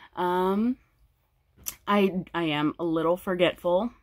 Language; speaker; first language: English; native; English